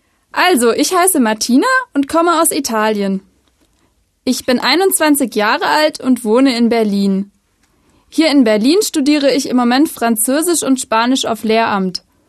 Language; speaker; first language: German; non-native, fluent; Italian